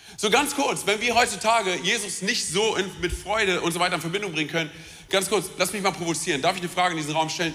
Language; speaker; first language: German; early bilingual, other home language; Romanian